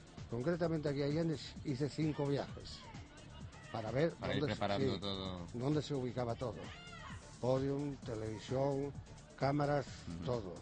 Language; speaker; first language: Spanish; native; Spanish